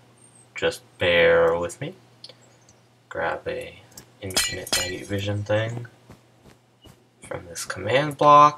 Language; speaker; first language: English; native; English